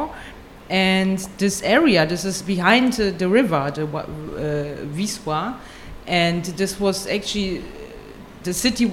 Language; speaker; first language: English; non-native, fluent; German